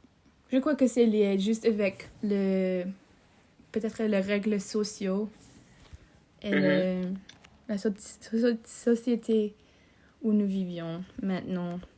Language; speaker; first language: French; non-native, learner; English